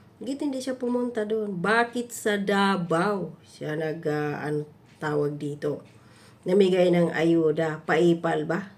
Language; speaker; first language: Filipino; non-native, local second language; Cebuano